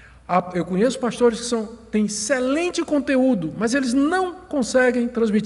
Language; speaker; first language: Portuguese; native; Portuguese